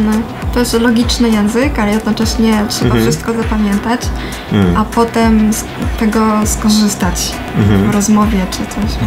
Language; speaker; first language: Polish; non-native, fluent; Japanese